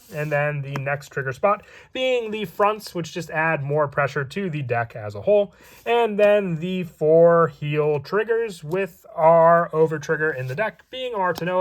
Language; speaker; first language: English; native; English